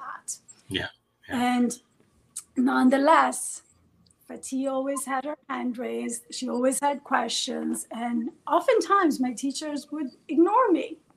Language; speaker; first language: English; non-native, fluent; Persian